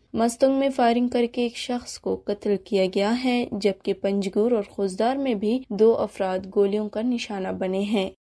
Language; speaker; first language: Urdu; non-native, local second language; Baluchi